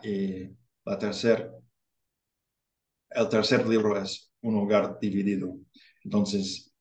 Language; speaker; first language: Spanish; non-native, learner; English